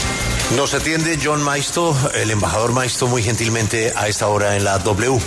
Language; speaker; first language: Spanish; native; Spanish